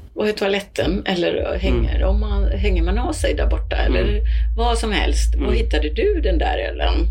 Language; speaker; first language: Swedish; non-native, fluent; Spanish